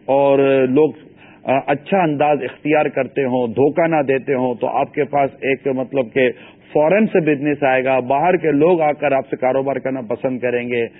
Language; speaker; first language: Urdu; native; Urdu